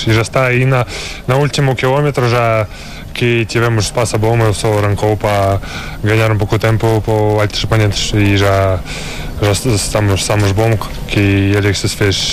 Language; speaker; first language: Portuguese; non-native, learner; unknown